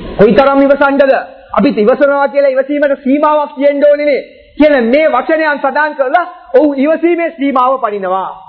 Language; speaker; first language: Sinhala; non-native, local second language; Tamil